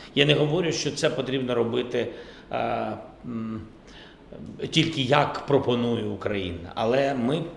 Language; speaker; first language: Ukrainian; non-native, local second language; Russian